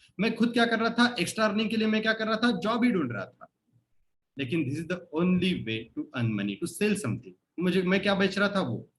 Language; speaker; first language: Hindi; non-native, local second language; Marathi